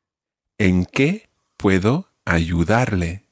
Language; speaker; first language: Spanish; non-native, fluent; English